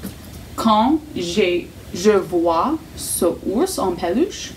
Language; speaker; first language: French; non-native, fluent; English